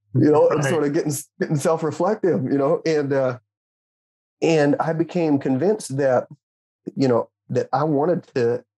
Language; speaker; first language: English; native; English